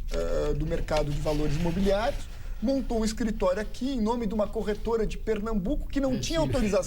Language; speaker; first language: Portuguese; native; Portuguese